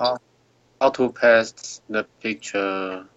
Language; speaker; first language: English; non-native, learner; Chinese